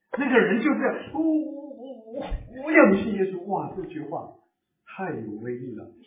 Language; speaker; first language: Chinese; non-native, local second language; Cantonese